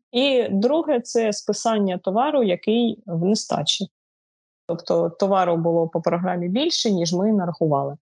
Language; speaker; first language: Ukrainian; non-native, local second language; Russian